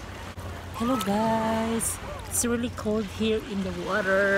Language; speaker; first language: English; non-native, local second language; Filipino